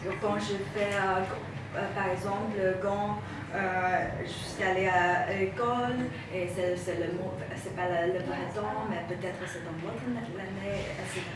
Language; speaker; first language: French; non-native, fluent; Chinese